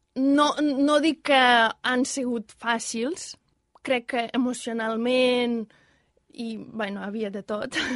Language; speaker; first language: Catalan; non-native, fluent; Ukrainian